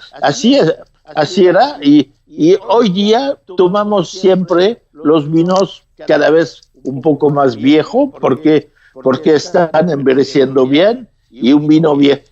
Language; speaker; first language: Spanish; non-native, fluent; French